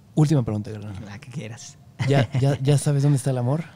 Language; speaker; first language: Spanish; native; Spanish